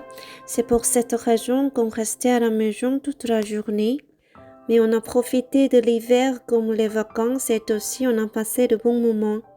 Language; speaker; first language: French; non-native, learner; Korean